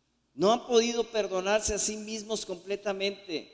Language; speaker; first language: Spanish; native; Spanish